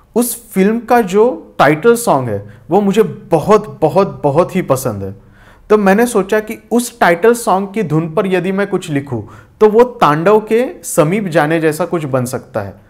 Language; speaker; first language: Hindi; non-native, local second language; Marathi